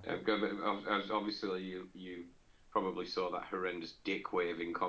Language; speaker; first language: English; native; English